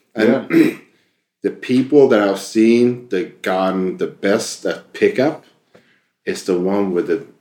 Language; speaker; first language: English; non-native, fluent; Swedish